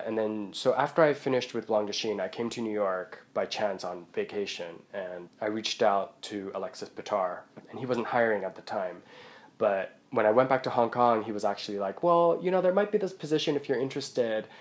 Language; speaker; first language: English; non-native, local second language; Cantonese